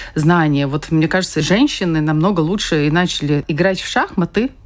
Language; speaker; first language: Russian; non-native, fluent; Latvian